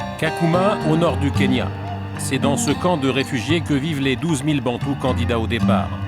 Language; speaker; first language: French; native; French